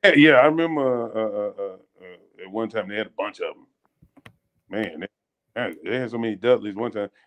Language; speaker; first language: English; native; English